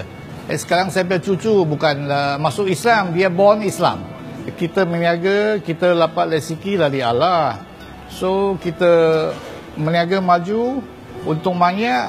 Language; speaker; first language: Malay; non-native, local second language; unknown